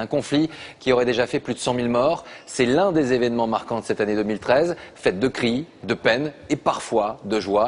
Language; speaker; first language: French; native; French